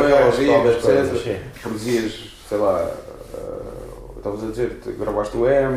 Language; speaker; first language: Portuguese; native; Portuguese